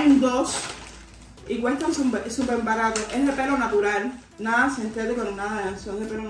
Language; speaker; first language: Spanish; native; Spanish